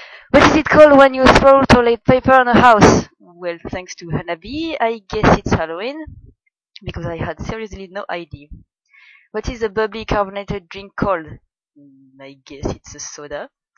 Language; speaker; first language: English; non-native, fluent; French